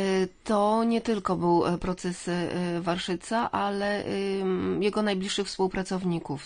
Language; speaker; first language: Polish; native; Polish